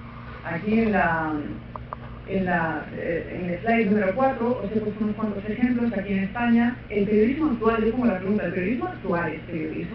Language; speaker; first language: Spanish; native; Spanish